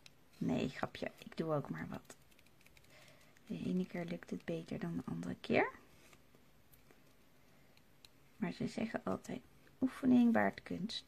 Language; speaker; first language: Dutch; native; Dutch